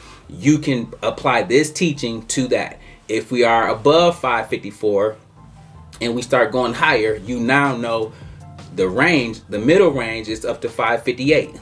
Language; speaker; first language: English; native; English